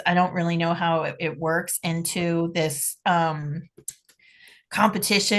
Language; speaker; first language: English; native; English